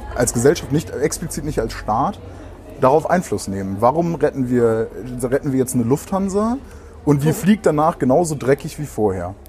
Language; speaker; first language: German; native; German